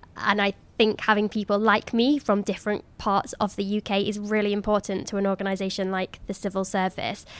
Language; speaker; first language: English; native; English